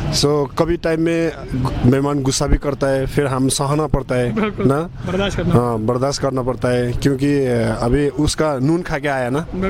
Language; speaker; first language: Hindi; non-native, learner; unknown